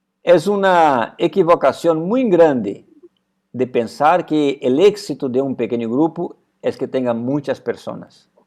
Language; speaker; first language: Portuguese; non-native, learner; Spanish